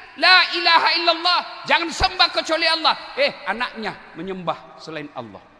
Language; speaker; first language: Indonesian; non-native, local second language; Buginese